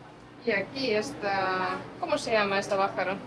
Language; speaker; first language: Spanish; non-native, fluent; Portuguese